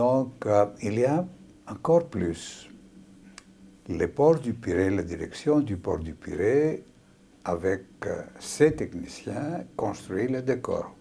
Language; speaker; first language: French; non-native, fluent; Greek